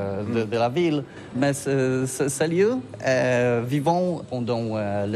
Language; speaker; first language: French; non-native, learner; Polish